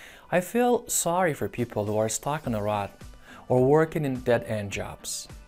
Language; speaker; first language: English; non-native, fluent; Persian